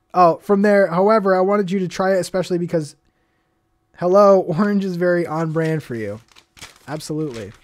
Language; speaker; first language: English; native; English